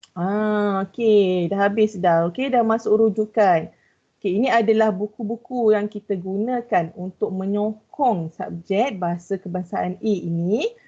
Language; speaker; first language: Malay; native; Malay